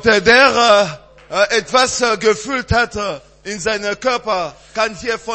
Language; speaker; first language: German; non-native, learner; French